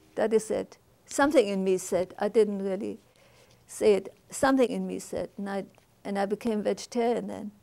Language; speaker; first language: English; non-native, fluent; German